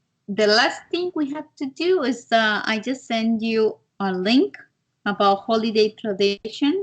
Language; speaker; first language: English; non-native, learner; Spanish